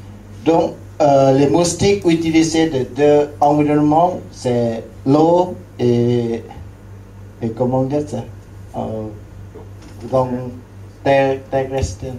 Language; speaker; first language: French; non-native, learner; Lao